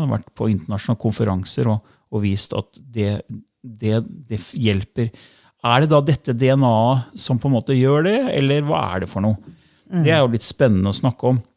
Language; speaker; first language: Norwegian; native; Norwegian